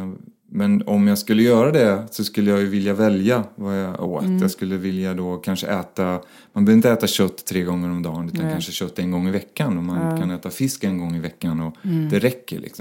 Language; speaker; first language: Swedish; native; Swedish